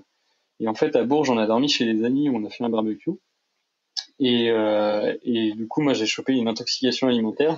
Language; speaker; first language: French; native; French